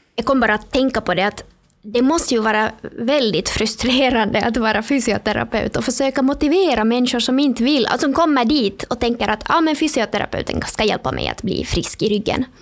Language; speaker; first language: Swedish; native; Swedish